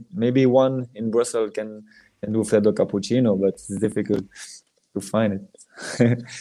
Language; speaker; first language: English; non-native, learner; French